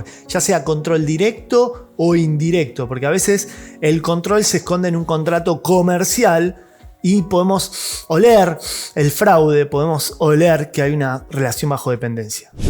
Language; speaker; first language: Spanish; native; Spanish